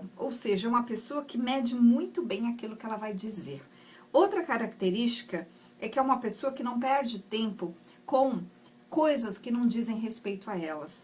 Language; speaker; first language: Portuguese; native; Portuguese